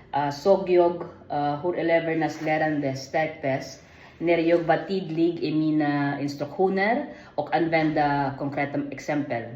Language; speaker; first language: Swedish; non-native, learner; Filipino